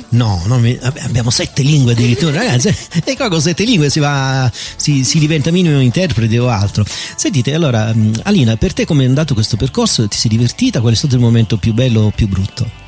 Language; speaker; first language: Italian; native; Italian